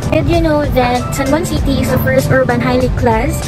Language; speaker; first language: English; non-native, local second language; Filipino